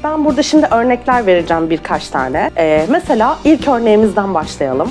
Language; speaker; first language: Turkish; native; Turkish